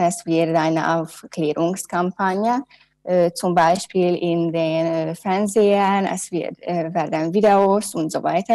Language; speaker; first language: German; non-native, learner; Hungarian